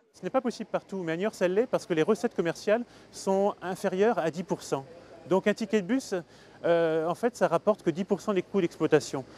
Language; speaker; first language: French; native; French